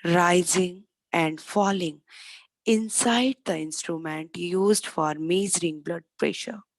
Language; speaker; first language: English; non-native, local second language; Hindi